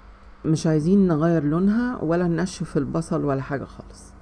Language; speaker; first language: Arabic; native; Arabic